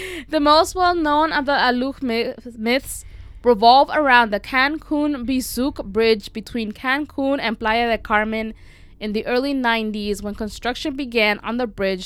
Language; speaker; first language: English; early bilingual, other home language; Spanish